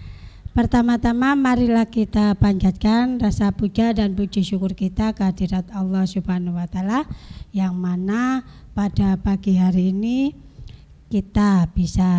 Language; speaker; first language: Indonesian; native; Indonesian